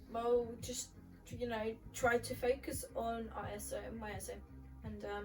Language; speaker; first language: English; native; English